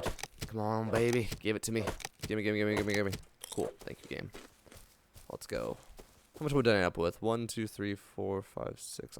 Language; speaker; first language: English; native; English